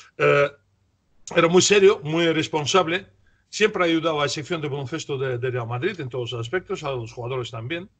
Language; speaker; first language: Spanish; non-native, fluent; Russian